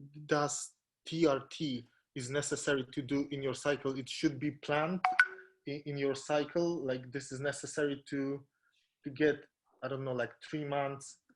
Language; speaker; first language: English; non-native, fluent; Polish